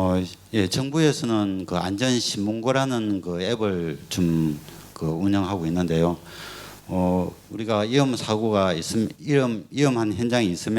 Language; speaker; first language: Korean; native; Korean